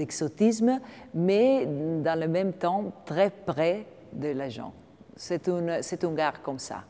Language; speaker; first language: French; non-native, learner; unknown